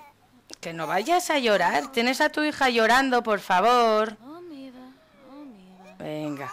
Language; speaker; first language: Spanish; native; Spanish